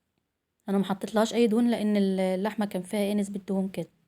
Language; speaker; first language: Arabic; native; Arabic